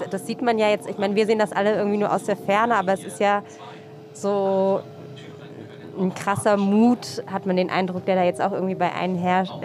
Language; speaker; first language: German; native; German